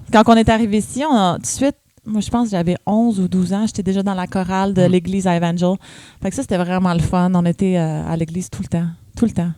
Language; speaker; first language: French; early bilingual, other home language; English